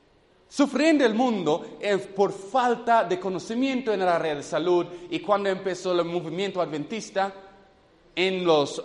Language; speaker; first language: Spanish; non-native, fluent; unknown